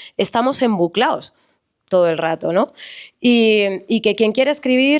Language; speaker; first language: Spanish; native; Spanish